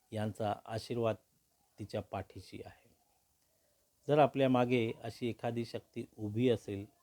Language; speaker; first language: Marathi; non-native, local second language; Hindi